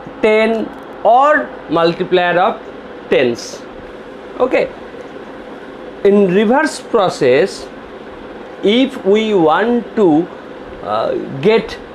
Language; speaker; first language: English; non-native, local second language; Bangla